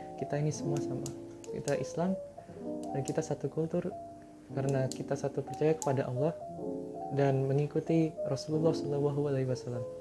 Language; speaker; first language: Indonesian; native; Indonesian